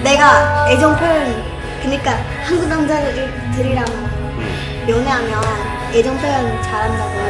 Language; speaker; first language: Korean; non-native, fluent; Indonesian